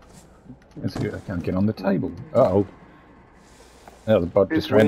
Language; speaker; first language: English; native; English